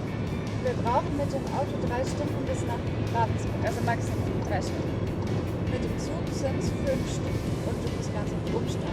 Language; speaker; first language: German; native; German